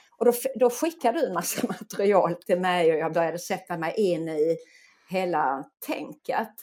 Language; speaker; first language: Swedish; native; Swedish